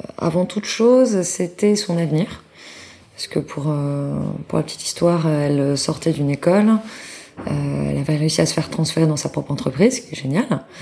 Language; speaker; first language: French; native; French